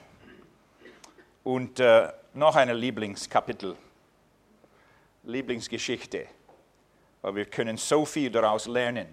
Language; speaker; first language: German; non-native, fluent; English